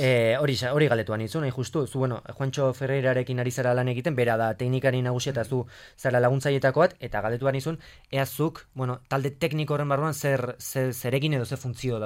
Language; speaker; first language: Basque; native; Basque